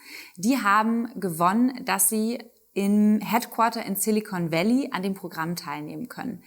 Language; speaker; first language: German; native; German